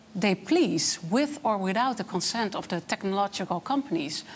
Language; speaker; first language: English; non-native, fluent; Dutch